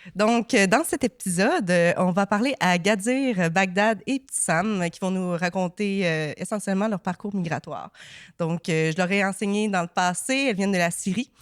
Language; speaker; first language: French; native; French